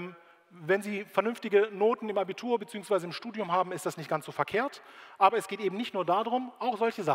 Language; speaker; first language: German; native; German